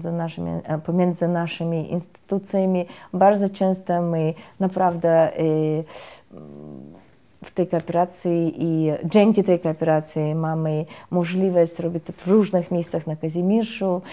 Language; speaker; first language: Polish; non-native, fluent; Russian